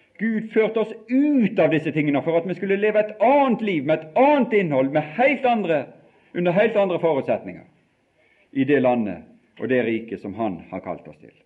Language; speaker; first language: Norwegian; native; Norwegian